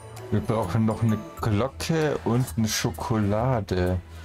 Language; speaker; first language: German; native; German